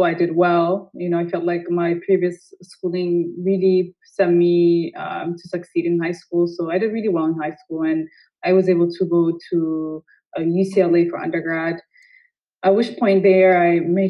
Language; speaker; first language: English; non-native, fluent; Amharic